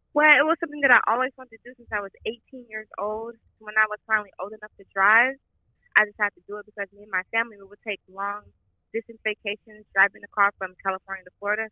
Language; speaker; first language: English; native; English